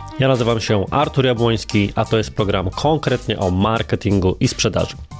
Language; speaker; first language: Polish; native; Polish